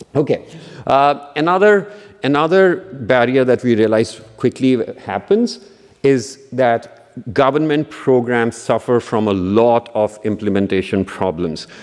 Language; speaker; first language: English; non-native, local second language; Punjabi